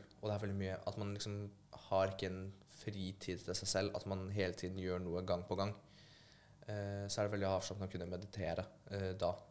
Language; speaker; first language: Norwegian; early bilingual, other home language; Polish